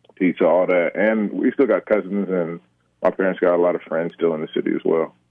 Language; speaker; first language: English; native; English